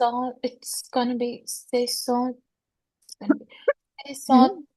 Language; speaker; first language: French; non-native, learner; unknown